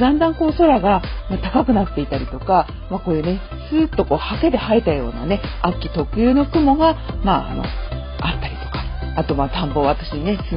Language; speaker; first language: Japanese; native; Japanese